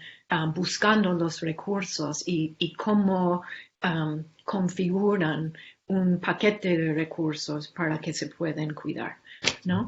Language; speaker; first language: Spanish; non-native, fluent; English